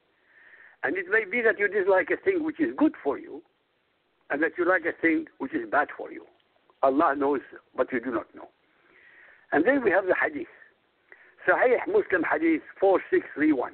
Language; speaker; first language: English; non-native, fluent; Arabic